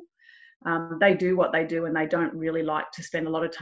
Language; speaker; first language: English; native; English